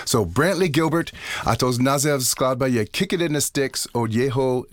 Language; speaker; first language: Czech; non-native, learner; English